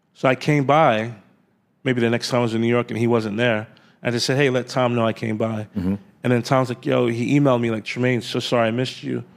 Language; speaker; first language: English; native; English